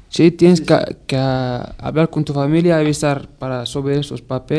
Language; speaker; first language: Spanish; non-native, learner; Arabic